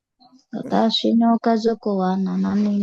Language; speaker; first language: Japanese; non-native, learner; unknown